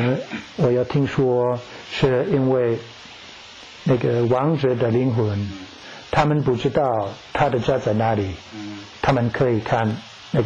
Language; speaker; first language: Chinese; non-native, fluent; English